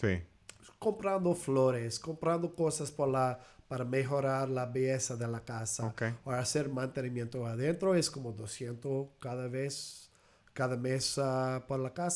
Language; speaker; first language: Spanish; early bilingual, heritage; English